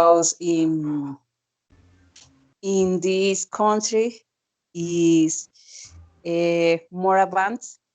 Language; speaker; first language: English; non-native, learner; Spanish